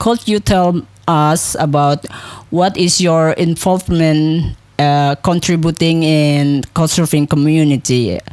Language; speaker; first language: English; non-native, local second language; Indonesian